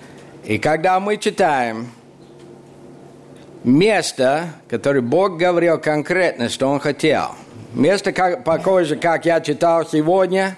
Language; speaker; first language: Russian; non-native, fluent; English